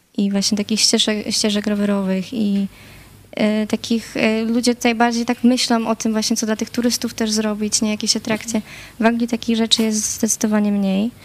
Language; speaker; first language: Polish; native; Polish